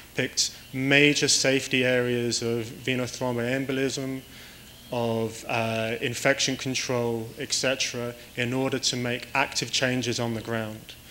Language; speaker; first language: English; native; English